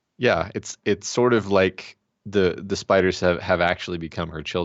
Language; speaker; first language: English; native; English